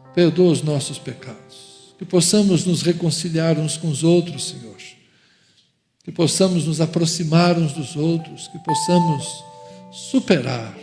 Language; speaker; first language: Portuguese; native; Portuguese